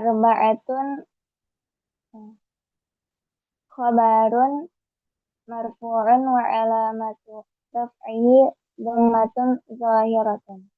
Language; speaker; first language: Arabic; non-native, learner; Indonesian